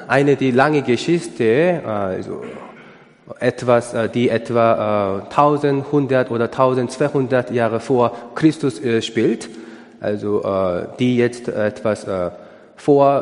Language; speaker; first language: German; non-native, learner; Korean